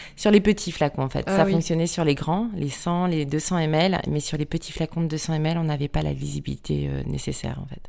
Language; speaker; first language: French; native; French